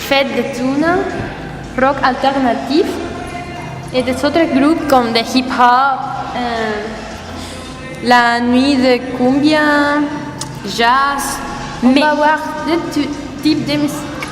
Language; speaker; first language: French; non-native, learner; Spanish